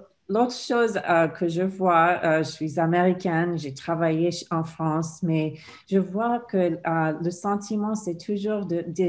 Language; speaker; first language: French; non-native, fluent; English